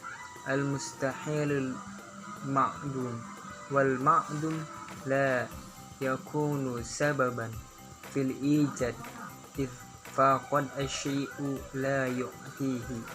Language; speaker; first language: Arabic; non-native, learner; Indonesian